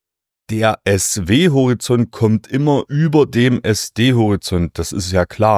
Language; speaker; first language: German; native; German